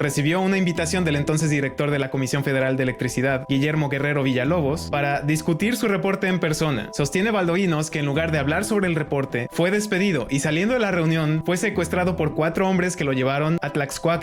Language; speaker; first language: Spanish; native; Spanish